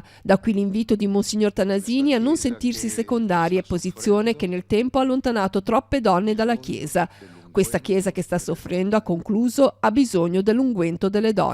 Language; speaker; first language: Italian; native; Italian